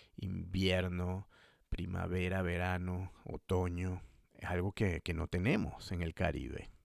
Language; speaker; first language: Spanish; native; Spanish